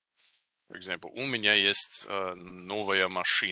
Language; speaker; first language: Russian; non-native, fluent; English